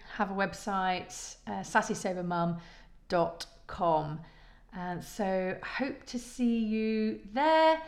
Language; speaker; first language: English; native; English